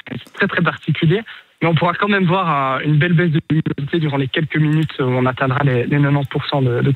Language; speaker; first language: French; native; French